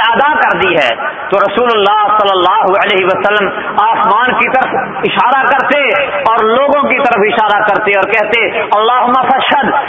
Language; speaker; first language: Urdu; native; Urdu